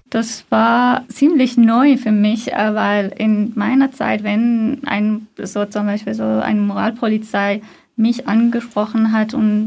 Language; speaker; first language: German; non-native, fluent; Persian